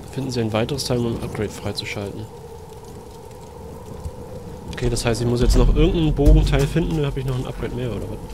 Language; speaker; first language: German; native; German